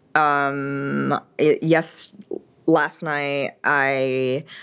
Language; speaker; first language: English; early bilingual, other home language; French